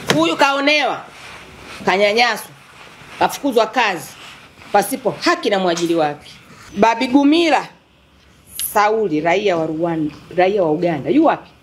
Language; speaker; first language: Swahili; native; Swahili